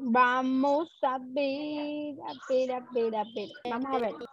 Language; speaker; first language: Spanish; native; Spanish